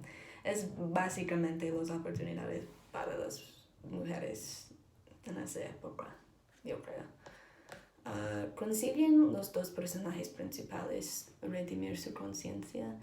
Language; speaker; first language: Spanish; non-native, learner; English